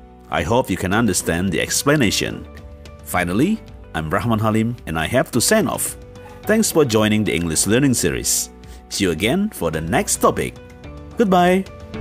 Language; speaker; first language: English; non-native, fluent; Indonesian